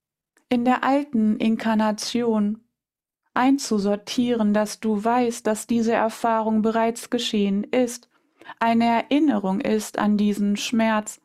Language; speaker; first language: German; native; German